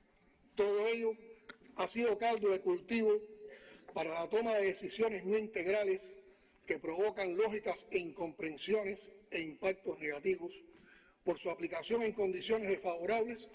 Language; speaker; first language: Spanish; native; Spanish